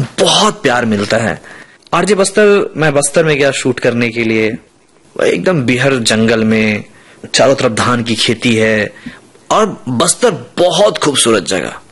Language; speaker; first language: Hindi; non-native, local second language; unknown